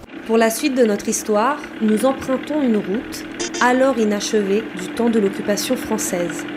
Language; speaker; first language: French; native; French